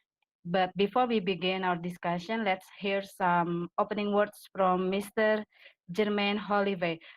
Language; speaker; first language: English; non-native, fluent; Indonesian